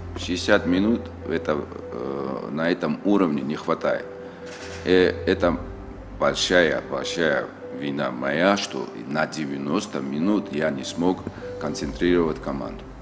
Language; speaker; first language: Russian; non-native, local second language; Tajik